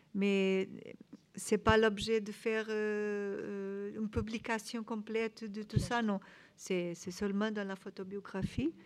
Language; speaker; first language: French; non-native, fluent; Portuguese